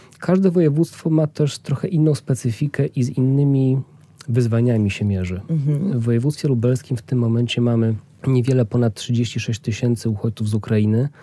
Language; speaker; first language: Polish; native; Polish